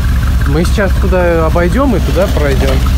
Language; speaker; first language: Russian; native; Russian